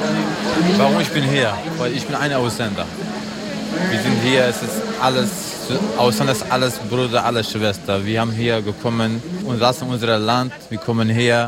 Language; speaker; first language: German; non-native, learner; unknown